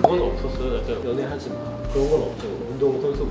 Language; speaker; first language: Korean; native; Korean